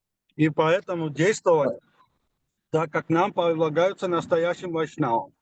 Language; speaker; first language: Russian; non-native, fluent; Georgian